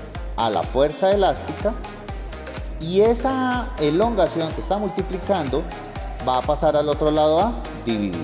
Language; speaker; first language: Spanish; native; Spanish